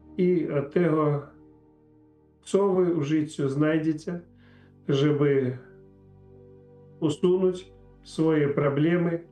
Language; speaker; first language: Polish; non-native, learner; Ukrainian